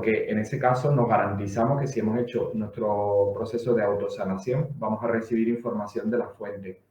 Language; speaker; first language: Spanish; native; Spanish